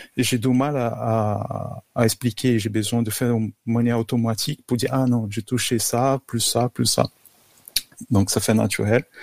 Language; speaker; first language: French; non-native, fluent; Portuguese